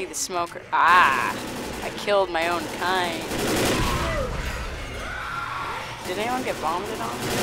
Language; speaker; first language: English; native; English